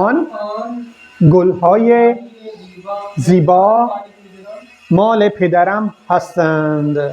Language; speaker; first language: Persian; non-native, fluent; Urdu